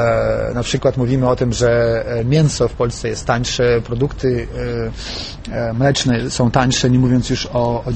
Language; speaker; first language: Polish; non-native, fluent; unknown